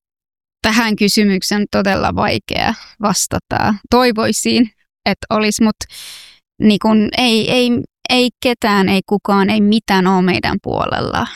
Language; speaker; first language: Finnish; non-native, fluent; Persian